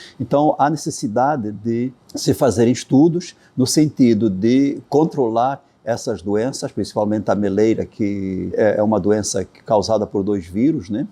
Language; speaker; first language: Portuguese; native; Portuguese